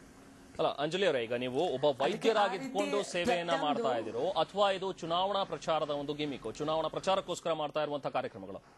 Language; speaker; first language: Kannada; native; Kannada